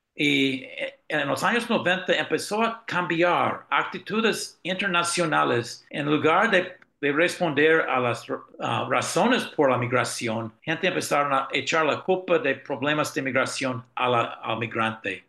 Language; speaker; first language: Spanish; non-native, fluent; English